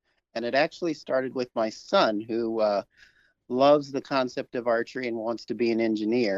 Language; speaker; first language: English; native; English